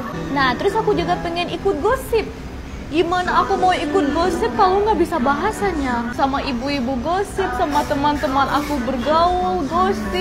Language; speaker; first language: Indonesian; non-native, fluent; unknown